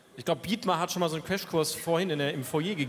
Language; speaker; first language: German; native; German